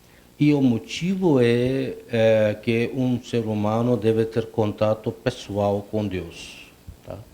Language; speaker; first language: Portuguese; non-native, fluent; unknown